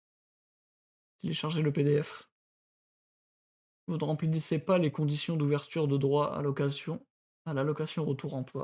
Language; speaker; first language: French; native; French